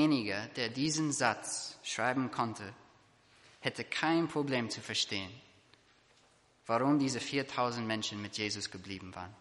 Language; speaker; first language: German; non-native, fluent; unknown